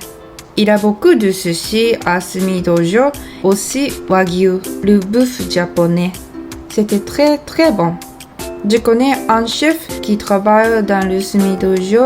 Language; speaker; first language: French; non-native, fluent; Japanese